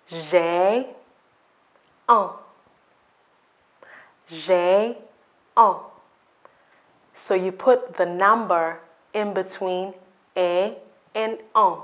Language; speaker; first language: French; non-native, fluent; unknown